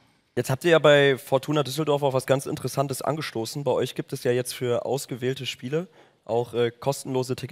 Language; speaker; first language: German; native; German